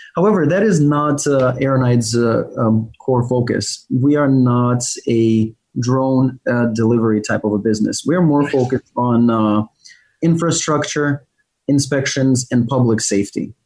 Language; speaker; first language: English; non-native, fluent; Ukrainian